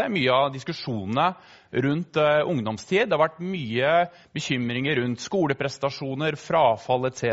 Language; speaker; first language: Norwegian; native; Norwegian